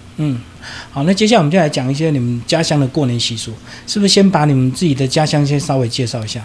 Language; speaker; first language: Chinese; native; Chinese